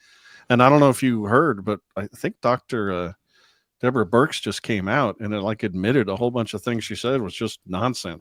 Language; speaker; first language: English; native; English